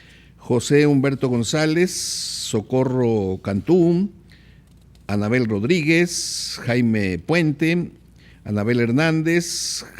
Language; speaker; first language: Spanish; native; Spanish